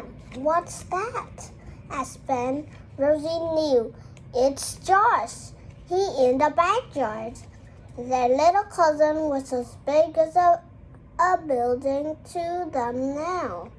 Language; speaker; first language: English; non-native, learner; Vietnamese